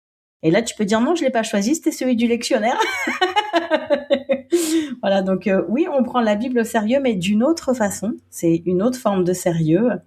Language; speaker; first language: French; native; French